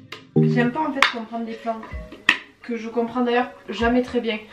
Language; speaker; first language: French; native; French